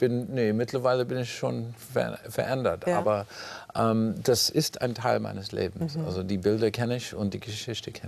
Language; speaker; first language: German; non-native, fluent; English